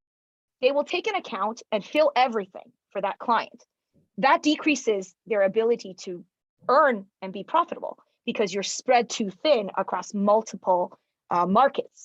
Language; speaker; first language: English; early bilingual, other home language; Chinese